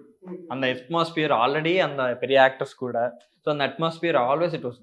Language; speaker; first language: Tamil; non-native, learner; Telugu